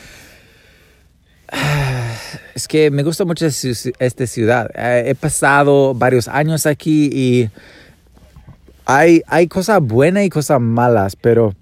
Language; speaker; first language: Spanish; non-native, fluent; English